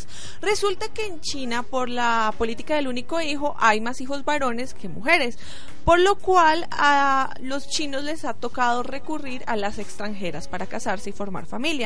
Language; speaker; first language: Spanish; native; Spanish